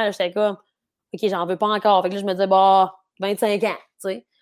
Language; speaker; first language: French; native; French